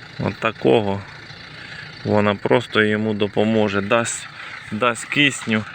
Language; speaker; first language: Ukrainian; native; Ukrainian